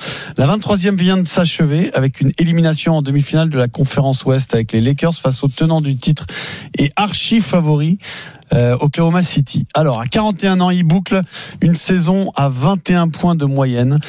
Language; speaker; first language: French; native; French